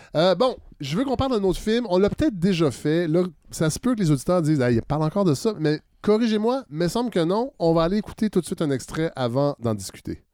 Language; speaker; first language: French; native; French